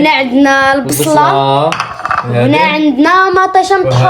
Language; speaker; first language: Arabic; native; Arabic